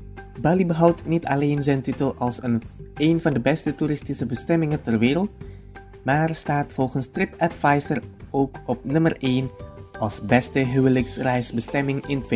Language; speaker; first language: Dutch; non-native, fluent; Indonesian